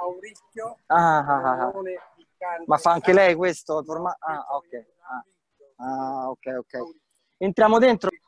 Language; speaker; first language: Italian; non-native, fluent; Japanese